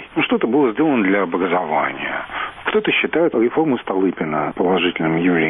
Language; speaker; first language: Russian; native; Russian